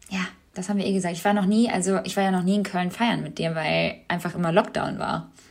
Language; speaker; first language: German; early bilingual, other home language; Albanian